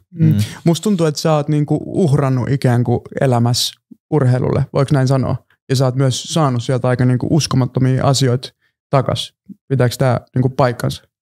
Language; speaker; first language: Finnish; early bilingual, other home language; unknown